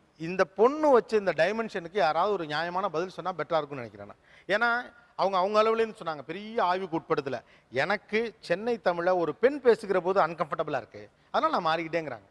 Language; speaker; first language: Tamil; native; Tamil